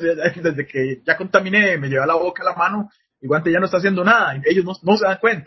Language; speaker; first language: Spanish; native; Spanish